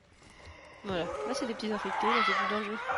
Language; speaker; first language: French; native; French